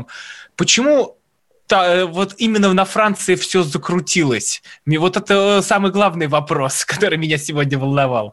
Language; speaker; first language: Russian; native; Russian